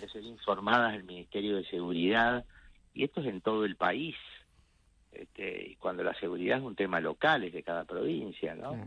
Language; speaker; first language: Spanish; native; Spanish